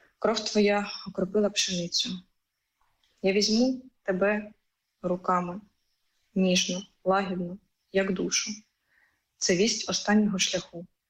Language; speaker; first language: Ukrainian; native; Ukrainian